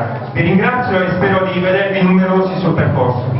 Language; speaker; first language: Italian; native; Italian